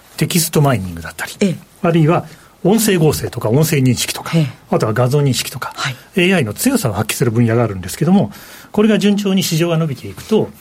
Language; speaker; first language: Japanese; native; Japanese